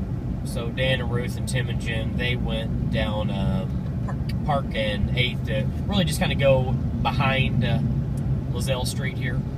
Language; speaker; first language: English; native; English